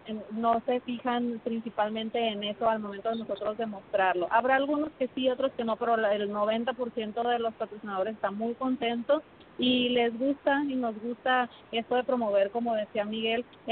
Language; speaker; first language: Spanish; native; Spanish